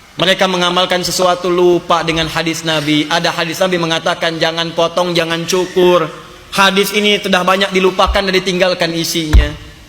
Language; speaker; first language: Indonesian; native; Indonesian